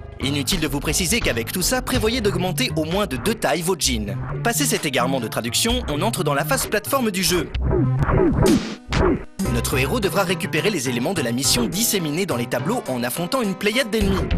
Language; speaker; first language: French; native; French